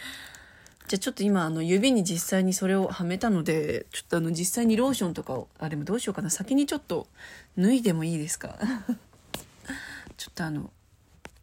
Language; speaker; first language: Japanese; native; Japanese